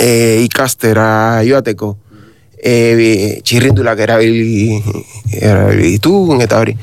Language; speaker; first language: Basque; non-native, learner; Spanish